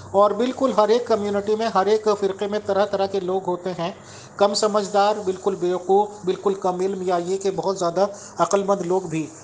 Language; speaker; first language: Urdu; native; Urdu